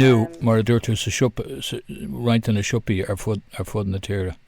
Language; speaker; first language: Irish; non-native, local second language; English